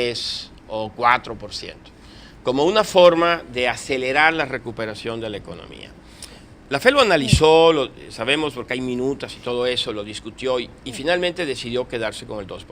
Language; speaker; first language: Spanish; native; Spanish